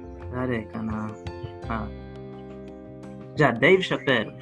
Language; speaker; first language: Japanese; non-native, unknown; Hebrew